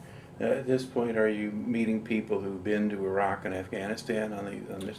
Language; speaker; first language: English; native; English